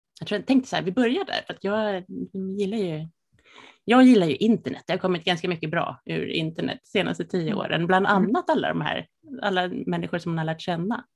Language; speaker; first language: Swedish; native; Swedish